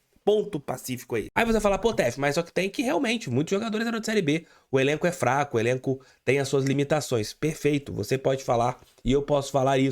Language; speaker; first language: Portuguese; native; Portuguese